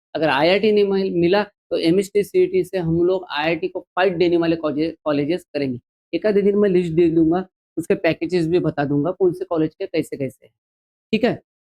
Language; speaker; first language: Hindi; non-native, local second language; Marathi